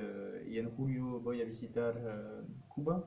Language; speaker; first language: Spanish; non-native, fluent; French